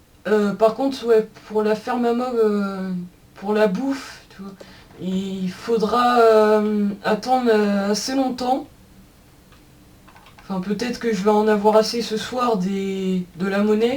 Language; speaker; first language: French; native; French